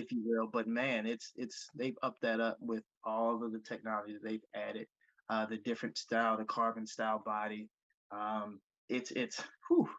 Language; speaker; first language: English; native; English